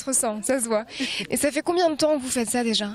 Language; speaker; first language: French; native; French